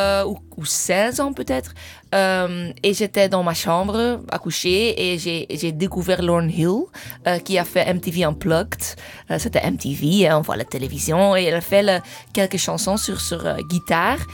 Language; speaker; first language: French; non-native, learner; English